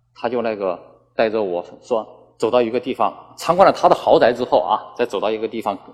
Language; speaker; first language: Chinese; native; Chinese